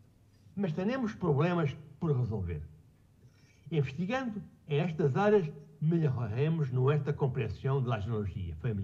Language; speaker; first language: Spanish; non-native, learner; Portuguese